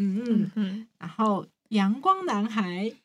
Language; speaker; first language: Chinese; native; Chinese